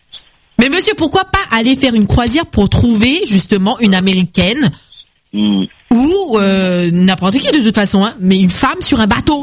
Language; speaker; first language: French; native; French